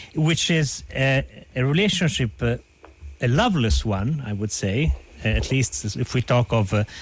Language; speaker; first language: English; non-native, fluent; Italian